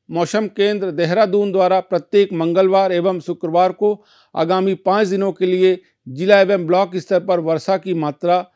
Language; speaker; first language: Hindi; native; Hindi